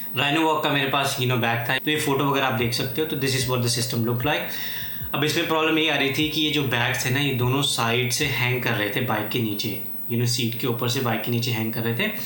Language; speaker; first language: Hindi; native; Hindi